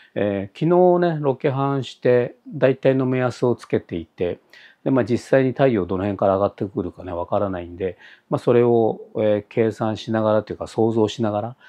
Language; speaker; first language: Japanese; native; Japanese